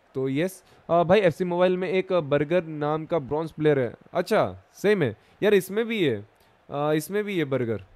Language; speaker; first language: Hindi; non-native, local second language; Bangla